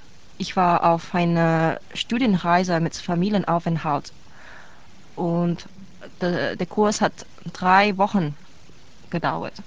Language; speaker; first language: German; non-native, fluent; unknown